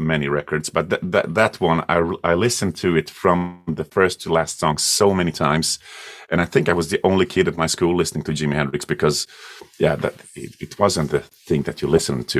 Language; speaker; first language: English; non-native, fluent; Swedish